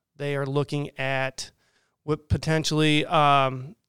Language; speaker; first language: English; native; English